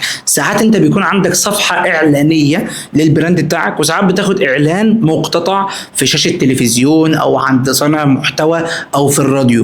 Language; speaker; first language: Arabic; native; Arabic